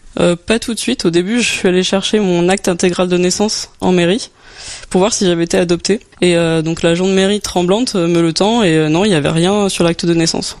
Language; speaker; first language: French; native; French